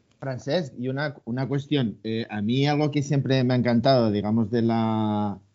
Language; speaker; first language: Spanish; native; Spanish